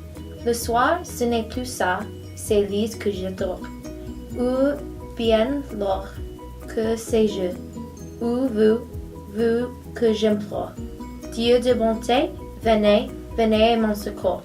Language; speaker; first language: French; non-native, fluent; English